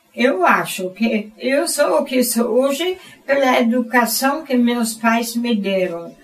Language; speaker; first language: Portuguese; non-native, fluent; German